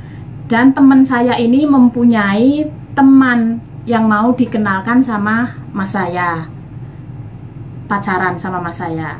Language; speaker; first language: Indonesian; non-native, local second language; Javanese